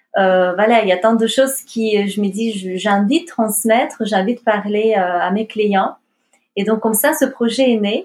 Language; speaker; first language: French; non-native, fluent; Russian